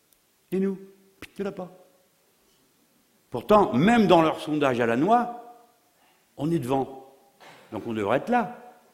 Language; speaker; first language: French; native; French